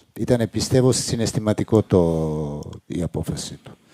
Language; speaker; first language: Greek; non-native, fluent; Serbian